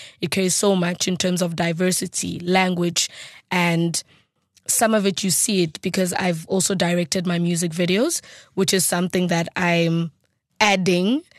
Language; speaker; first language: English; non-native, local second language; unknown